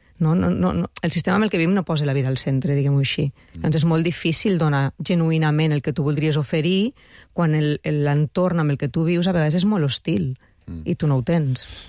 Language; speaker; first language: Catalan; native; Catalan